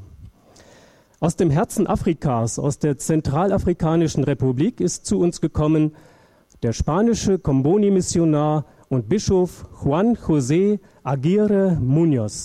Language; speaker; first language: German; native; German